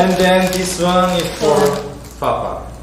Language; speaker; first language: English; non-native, learner; Korean